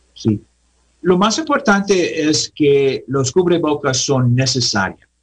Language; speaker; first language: Spanish; non-native, learner; English